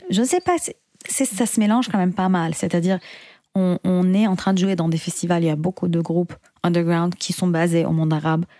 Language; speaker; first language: French; non-native, fluent; Arabic